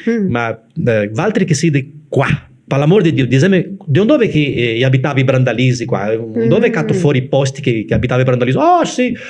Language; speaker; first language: Italian; early bilingual, heritage; Italian